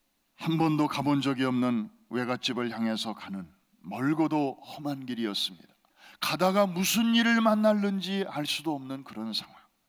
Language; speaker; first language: Korean; native; Korean